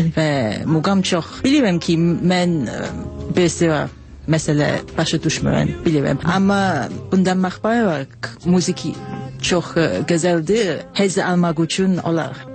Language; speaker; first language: Azerbaijani; non-native, learner; English